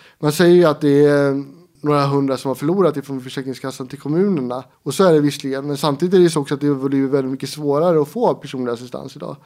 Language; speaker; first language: Swedish; native; Swedish